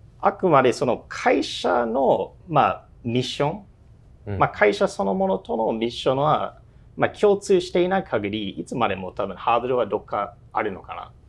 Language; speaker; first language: Japanese; non-native, fluent; English